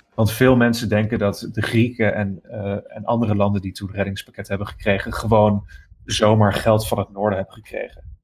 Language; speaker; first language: Dutch; native; Dutch